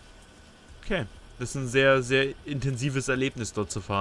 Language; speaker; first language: German; native; German